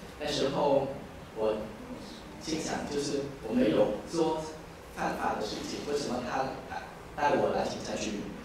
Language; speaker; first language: Chinese; non-native, fluent; Vietnamese